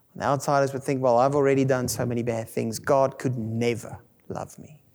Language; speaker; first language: English; non-native, local second language; Afrikaans